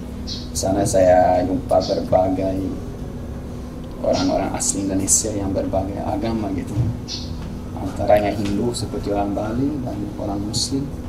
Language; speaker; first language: Indonesian; non-native, fluent; Swedish